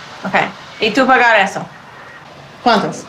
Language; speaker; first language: Spanish; non-native, learner; English